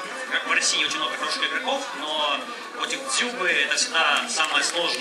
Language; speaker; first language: Russian; native; Russian